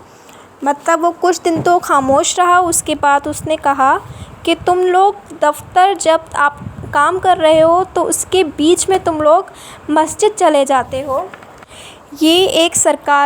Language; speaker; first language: Urdu; non-native, local second language; Sindhi